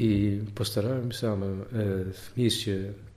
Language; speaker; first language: Polish; non-native, learner; Dutch